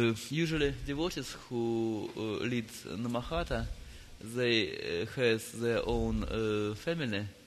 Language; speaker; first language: English; non-native, fluent; Russian